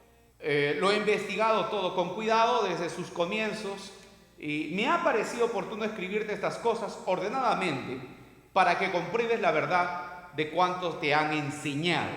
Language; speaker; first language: Spanish; native; Spanish